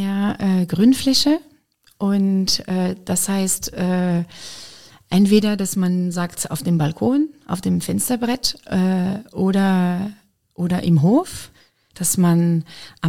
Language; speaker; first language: German; non-native, fluent; French